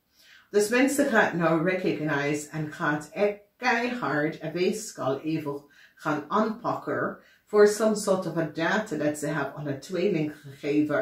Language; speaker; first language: Dutch; non-native, fluent; English